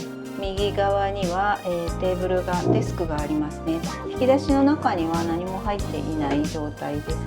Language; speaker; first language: Japanese; native; Japanese